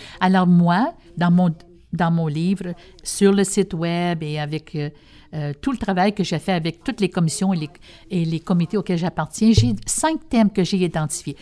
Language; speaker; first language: French; non-native, fluent; English